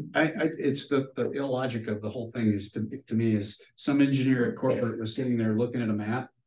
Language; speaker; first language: English; native; English